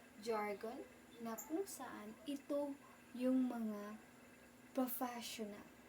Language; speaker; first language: Filipino; non-native, local second language; Cebuano